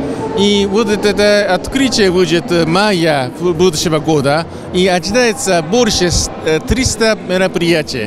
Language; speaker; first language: Russian; non-native, fluent; Japanese